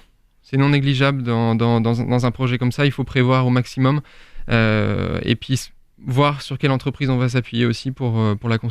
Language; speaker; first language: French; native; French